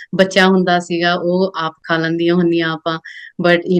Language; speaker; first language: Punjabi; early bilingual, other home language; English